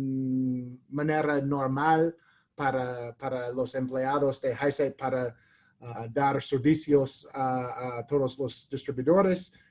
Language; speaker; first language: Spanish; non-native, learner; English